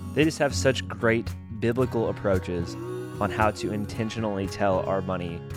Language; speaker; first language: English; native; English